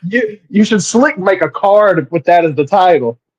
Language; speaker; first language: English; native; English